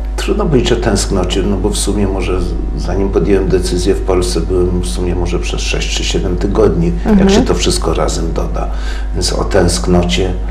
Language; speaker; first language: Polish; early bilingual, heritage; Polish